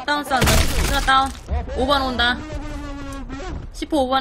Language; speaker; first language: Korean; native; Korean